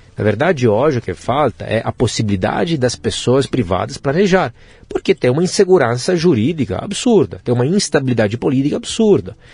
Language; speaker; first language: Portuguese; non-native, fluent; Italian